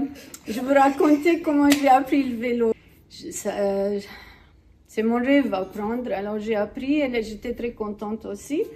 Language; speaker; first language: French; non-native, learner; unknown